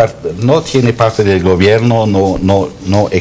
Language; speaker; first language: Spanish; non-native, fluent; German